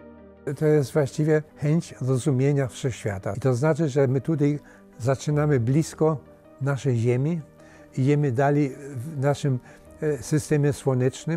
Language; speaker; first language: Polish; early bilingual, heritage; Polish